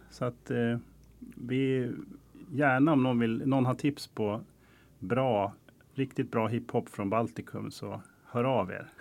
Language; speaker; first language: Swedish; native; Swedish